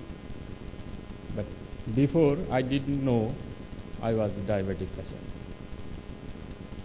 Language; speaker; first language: English; non-native, local second language; Bangla